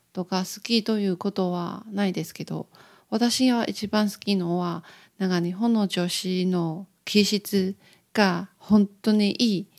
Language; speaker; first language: Japanese; non-native, learner; Chinese